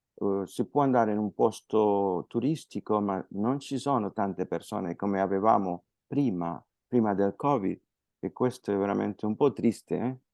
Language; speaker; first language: Italian; non-native, fluent; Spanish